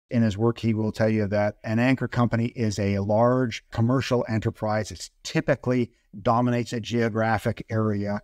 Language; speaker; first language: English; native; English